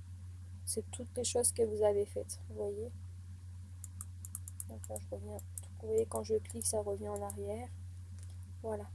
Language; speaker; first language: French; native; French